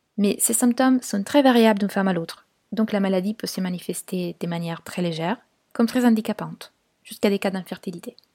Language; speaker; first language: French; non-native, fluent; Italian